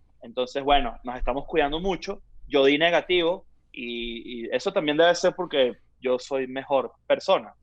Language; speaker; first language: Spanish; native; Spanish